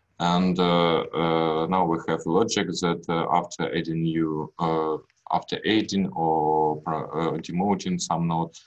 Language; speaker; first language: English; non-native, learner; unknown